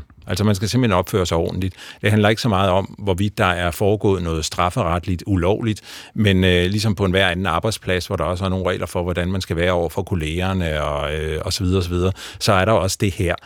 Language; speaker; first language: Danish; native; Danish